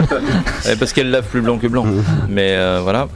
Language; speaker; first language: French; native; French